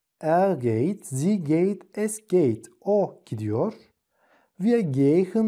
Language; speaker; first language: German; non-native, fluent; Turkish